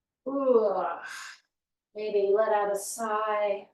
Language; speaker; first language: English; native; English